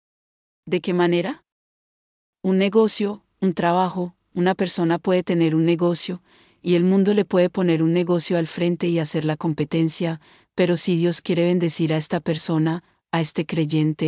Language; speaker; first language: Spanish; native; Spanish